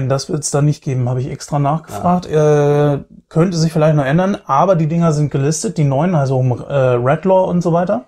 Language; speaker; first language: German; native; German